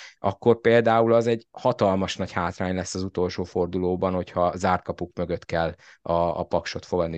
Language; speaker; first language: Hungarian; native; Hungarian